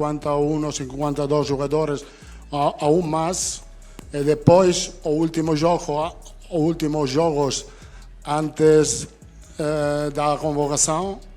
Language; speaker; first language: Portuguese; non-native, fluent; Italian